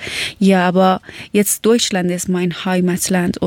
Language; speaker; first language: German; non-native, learner; Persian